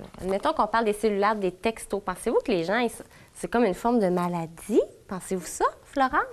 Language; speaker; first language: French; native; French